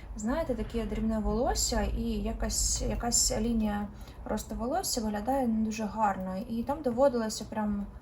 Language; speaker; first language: Ukrainian; non-native, local second language; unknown